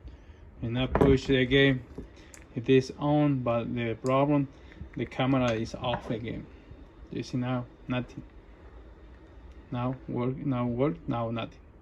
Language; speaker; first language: English; non-native, learner; Spanish